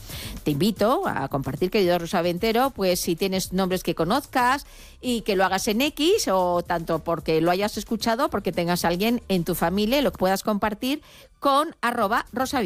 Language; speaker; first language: Spanish; native; Spanish